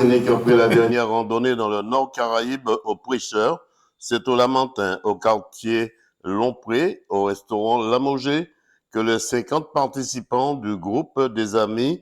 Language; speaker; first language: French; native; French